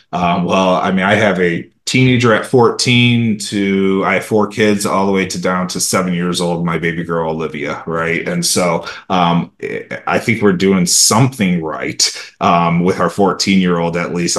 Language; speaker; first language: English; early bilingual, other home language; Romanian